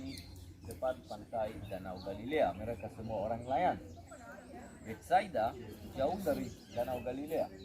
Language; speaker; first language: Indonesian; non-native, fluent; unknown